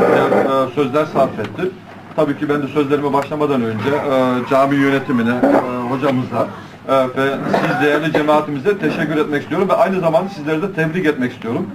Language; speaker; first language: Turkish; early bilingual, heritage; Turkish